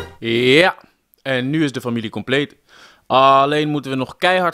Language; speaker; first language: Dutch; native; Dutch